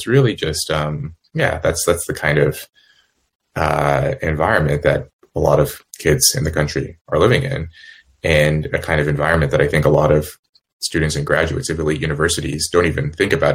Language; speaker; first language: English; native; English